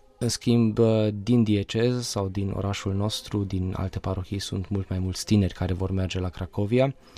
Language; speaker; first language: Romanian; non-native, local second language; Hungarian